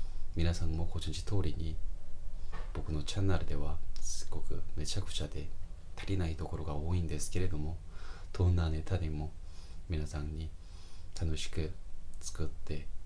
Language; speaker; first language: Japanese; non-native, fluent; Korean